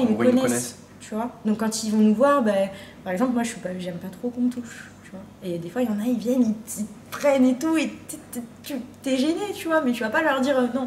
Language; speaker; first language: French; native; French